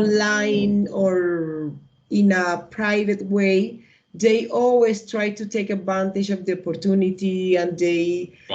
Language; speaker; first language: English; non-native, learner; Spanish